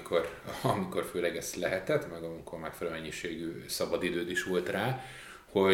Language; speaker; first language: Hungarian; native; Hungarian